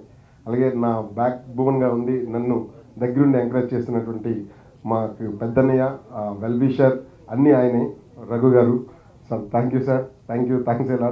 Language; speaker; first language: Telugu; native; Telugu